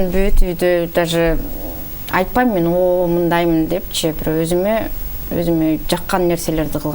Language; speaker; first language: Kyrgyz; early bilingual, heritage; Kyrgyz